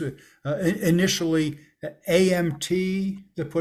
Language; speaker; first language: English; native; English